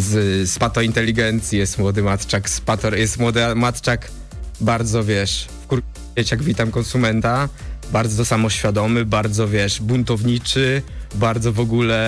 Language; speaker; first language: Polish; native; Polish